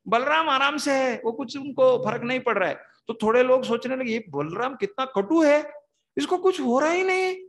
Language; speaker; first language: Hindi; non-native, local second language; Kannada